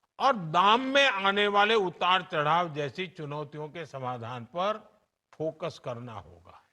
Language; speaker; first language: Hindi; non-native, local second language; Gujarati